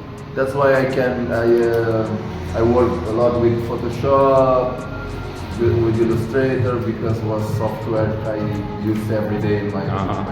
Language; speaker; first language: English; non-native, learner; Kabuverdianu